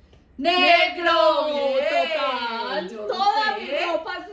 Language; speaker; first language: Spanish; native; Spanish